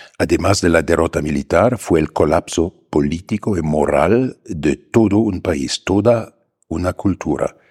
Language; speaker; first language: Spanish; non-native, fluent; German